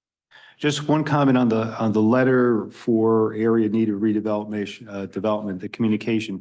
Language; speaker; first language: English; native; English